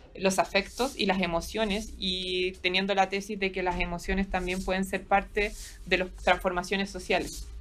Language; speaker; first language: Spanish; native; Spanish